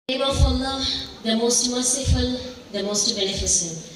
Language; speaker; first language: English; non-native, local second language; Tamil